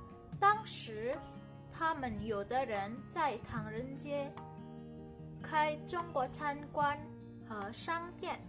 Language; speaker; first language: Chinese; non-native, fluent; Indonesian